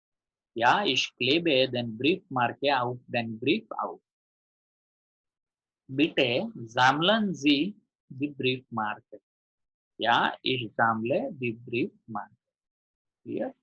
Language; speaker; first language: German; non-native, learner; Gujarati